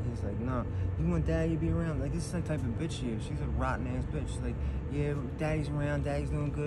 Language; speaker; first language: English; native; English